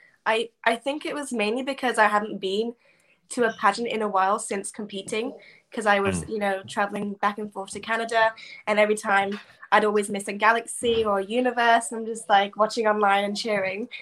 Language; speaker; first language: English; native; English